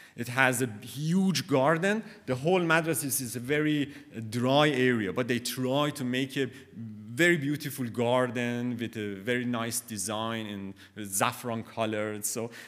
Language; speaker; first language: English; non-native, fluent; Persian